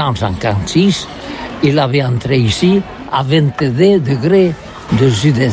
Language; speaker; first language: French; non-native, learner; Catalan